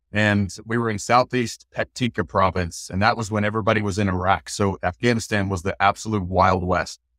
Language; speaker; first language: English; native; English